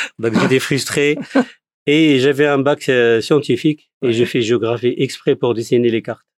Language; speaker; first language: French; non-native, fluent; Arabic